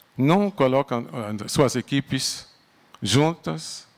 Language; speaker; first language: Portuguese; non-native, fluent; Arabic